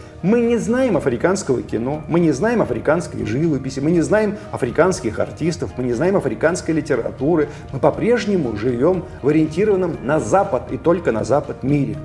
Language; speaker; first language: Russian; native; Russian